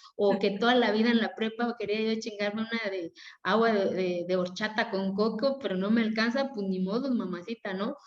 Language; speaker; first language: Spanish; non-native, local second language; Zapotec